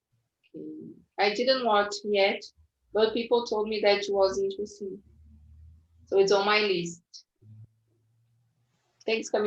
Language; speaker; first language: English; non-native, fluent; Portuguese